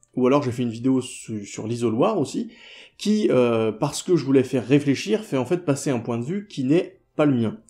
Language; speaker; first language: French; native; French